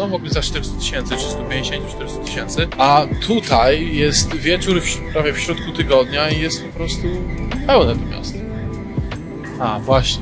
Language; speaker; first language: Polish; native; Polish